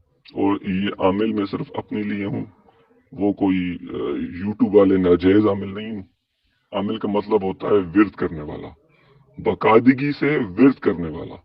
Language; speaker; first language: Urdu; native; Urdu